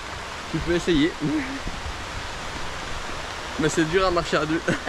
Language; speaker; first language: French; native; French